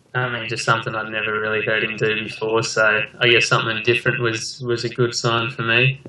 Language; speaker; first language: English; native; English